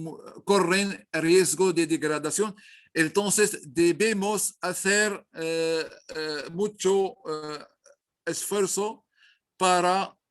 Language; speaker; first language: Spanish; non-native, learner; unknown